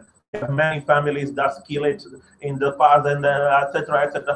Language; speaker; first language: English; non-native, learner; Slovak